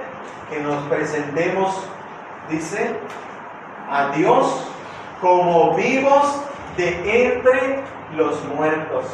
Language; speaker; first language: Spanish; native; Spanish